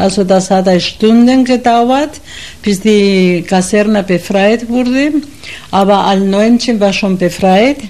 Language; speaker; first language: German; non-native, fluent; Spanish